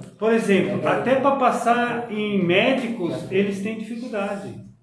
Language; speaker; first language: Portuguese; native; Portuguese